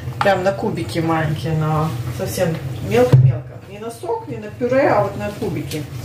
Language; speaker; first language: Russian; native; Russian